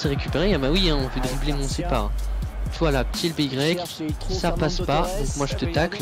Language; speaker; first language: French; native; French